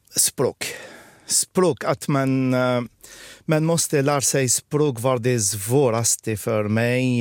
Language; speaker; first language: Swedish; non-native, fluent; Arabic